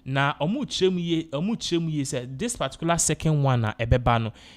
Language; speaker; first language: English; non-native, local second language; Akan